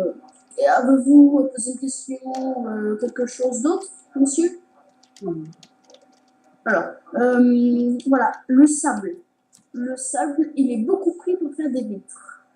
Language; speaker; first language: French; native; French